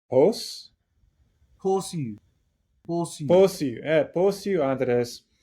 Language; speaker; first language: Greek; non-native, learner; English